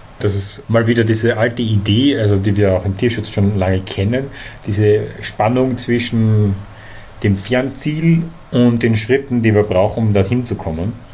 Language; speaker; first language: German; native; German